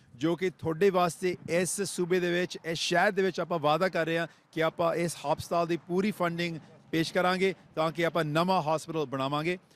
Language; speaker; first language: Punjabi; early bilingual, heritage; Punjabi